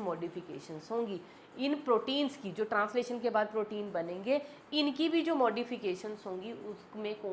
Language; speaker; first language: Hindi; native; Hindi